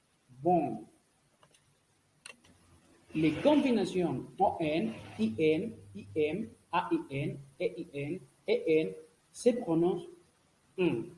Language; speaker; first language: French; non-native, learner; Spanish